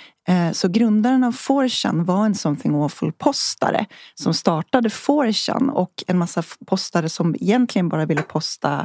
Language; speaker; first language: Swedish; native; Swedish